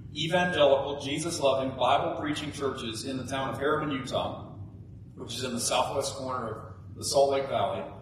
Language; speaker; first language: English; native; English